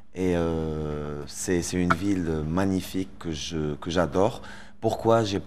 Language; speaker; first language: French; non-native, local second language; Arabic